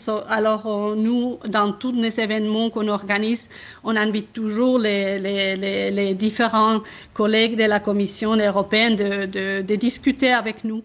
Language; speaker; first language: French; non-native, fluent; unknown